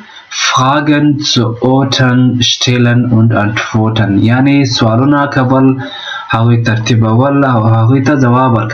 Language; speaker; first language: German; non-native, fluent; Pashto